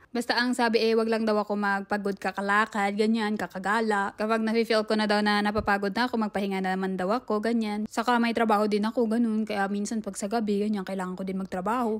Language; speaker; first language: Filipino; native; Filipino